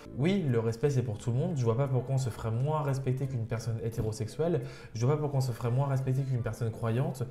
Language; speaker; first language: French; native; French